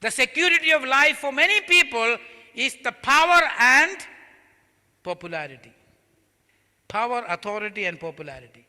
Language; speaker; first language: English; non-native, local second language; Malayalam